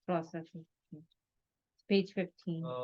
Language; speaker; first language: English; native; English